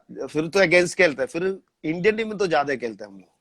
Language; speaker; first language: Hindi; non-native, local second language; Malayalam